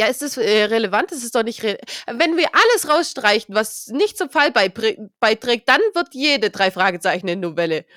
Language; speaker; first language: German; native; German